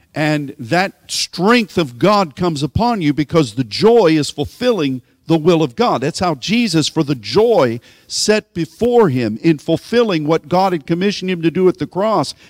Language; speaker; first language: English; native; English